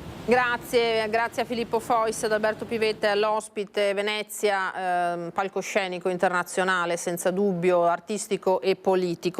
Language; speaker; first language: Italian; native; Italian